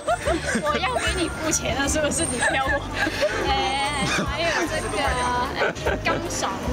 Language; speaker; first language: Chinese; non-native, local second language; Cantonese